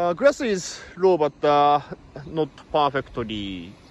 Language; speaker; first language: English; non-native, learner; Japanese